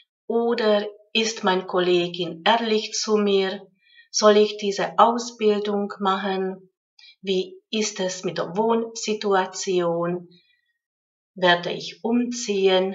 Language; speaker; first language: German; non-native, fluent; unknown